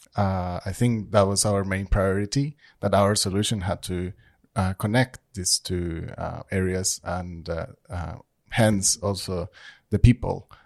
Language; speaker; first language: English; non-native, fluent; Spanish